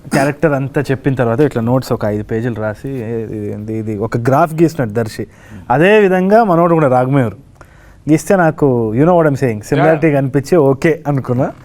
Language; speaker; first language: Telugu; native; Telugu